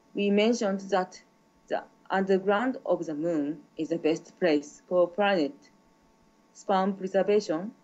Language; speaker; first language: English; non-native, learner; Japanese